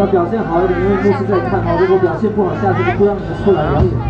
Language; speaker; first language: Chinese; native; Chinese